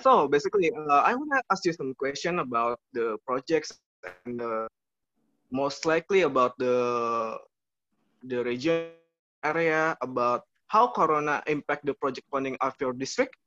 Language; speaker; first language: English; non-native, learner; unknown